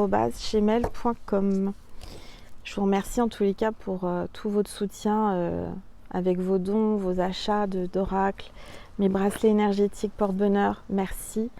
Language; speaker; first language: French; native; French